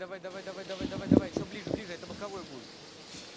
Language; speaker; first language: Russian; native; Russian